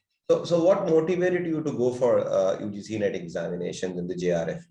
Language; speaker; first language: English; non-native, local second language; Hindi